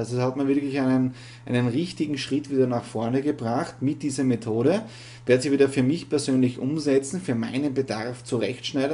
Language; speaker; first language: German; native; German